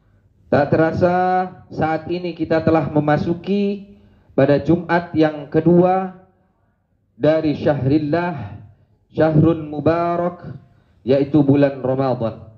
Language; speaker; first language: Indonesian; native; Indonesian